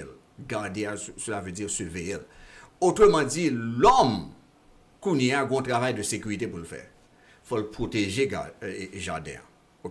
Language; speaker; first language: French; non-native, local second language; Haitian Creole